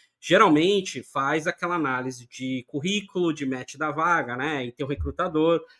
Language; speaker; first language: Portuguese; native; Portuguese